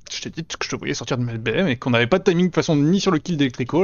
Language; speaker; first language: French; native; French